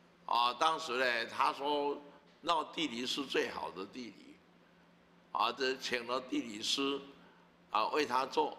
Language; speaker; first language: Chinese; native; Chinese